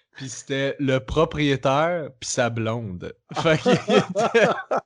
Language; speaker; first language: French; native; French